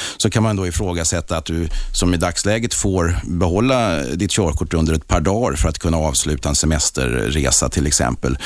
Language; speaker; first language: Swedish; native; Swedish